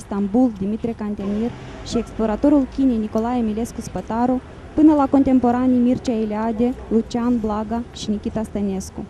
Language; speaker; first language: Romanian; native; Romanian